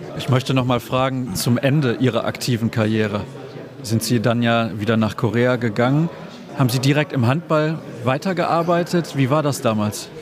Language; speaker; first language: German; native; German